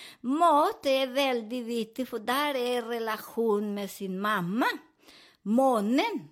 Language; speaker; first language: Swedish; non-native, fluent; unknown